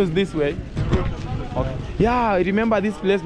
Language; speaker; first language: English; non-native, learner; Swahili